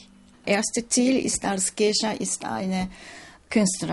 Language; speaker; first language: German; non-native, learner; Japanese